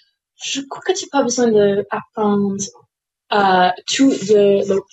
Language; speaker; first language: French; non-native, local second language; English